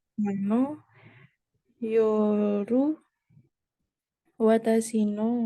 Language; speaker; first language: Japanese; non-native, learner; Indonesian